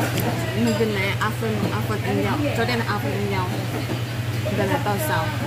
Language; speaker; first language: Chinese; non-native, learner; Filipino